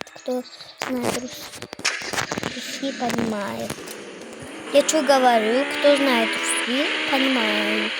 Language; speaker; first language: Russian; non-native, learner; Uzbek